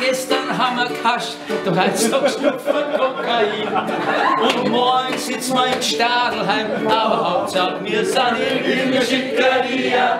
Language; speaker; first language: German; native; German